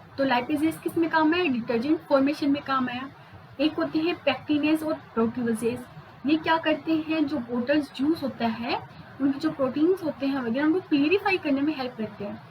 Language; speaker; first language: Hindi; native; Hindi